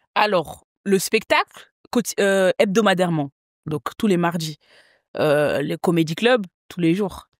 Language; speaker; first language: French; native; French